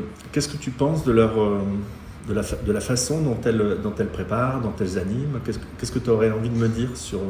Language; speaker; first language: French; native; French